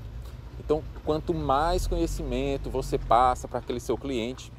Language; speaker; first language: Portuguese; native; Portuguese